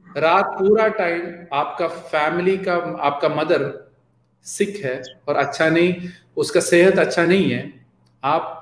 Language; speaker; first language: Hindi; non-native, local second language; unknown